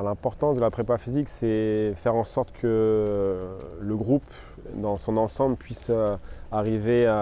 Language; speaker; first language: French; native; French